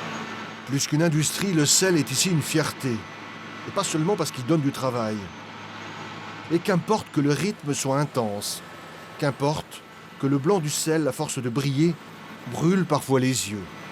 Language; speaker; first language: French; native; French